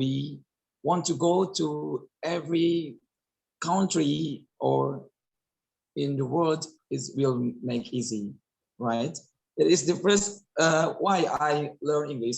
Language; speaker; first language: English; non-native, learner; Indonesian